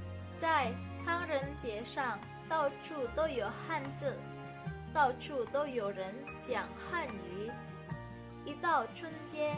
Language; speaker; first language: Chinese; non-native, fluent; Indonesian